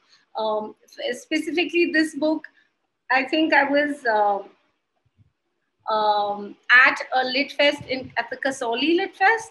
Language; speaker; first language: English; non-native, local second language; Hindi